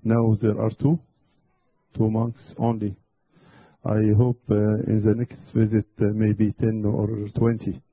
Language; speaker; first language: English; non-native, fluent; Arabic